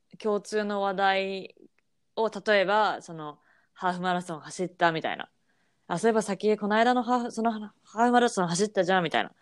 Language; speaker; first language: Japanese; native; Japanese